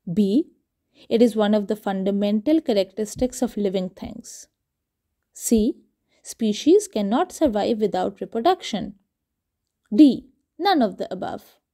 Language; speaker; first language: English; non-native, local second language; Urdu